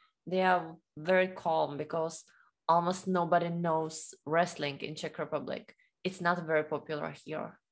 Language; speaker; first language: English; non-native, learner; Czech